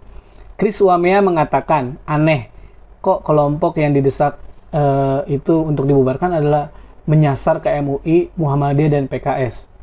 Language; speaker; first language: Indonesian; native; Indonesian